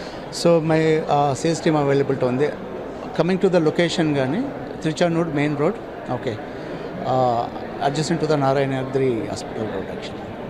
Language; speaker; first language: English; non-native, local second language; Telugu